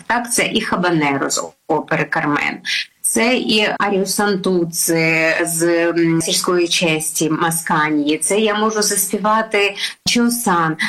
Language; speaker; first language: Ukrainian; native; Ukrainian